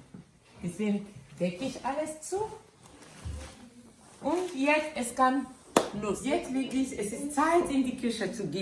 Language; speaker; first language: German; non-native, fluent; Lingala